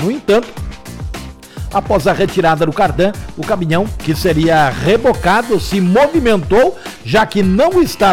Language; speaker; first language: Portuguese; native; Portuguese